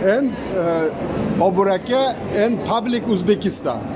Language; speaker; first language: English; non-native, learner; Uzbek